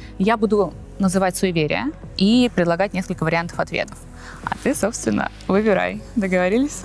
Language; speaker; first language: Russian; native; Russian